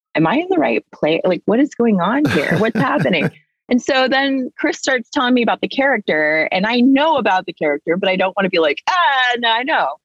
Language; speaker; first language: English; early bilingual, other home language; Spanish